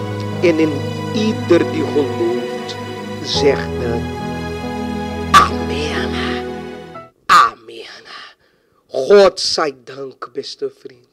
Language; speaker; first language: Dutch; non-native, fluent; Portuguese